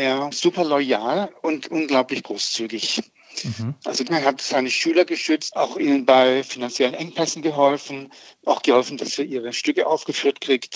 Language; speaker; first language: German; native; German